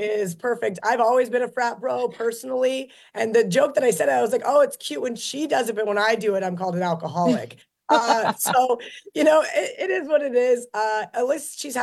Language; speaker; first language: English; native; English